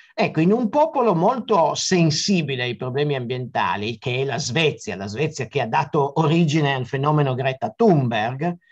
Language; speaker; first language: Italian; native; Italian